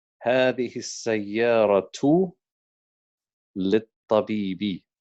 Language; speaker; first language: Arabic; non-native, fluent; English